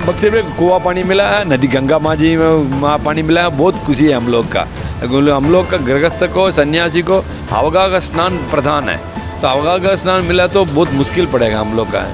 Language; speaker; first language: Hindi; non-native, local second language; Tamil